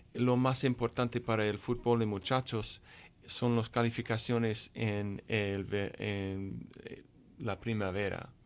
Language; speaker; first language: Spanish; non-native, fluent; English